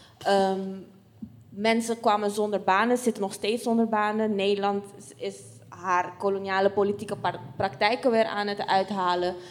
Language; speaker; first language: Dutch; non-native, local second language; Papiamento